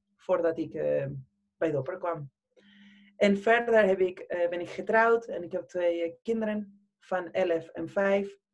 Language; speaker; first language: Dutch; non-native, fluent; Spanish